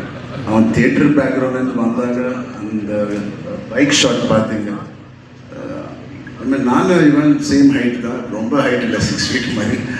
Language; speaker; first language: Tamil; non-native, learner; Telugu